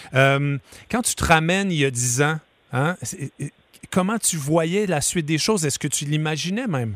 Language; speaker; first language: French; native; French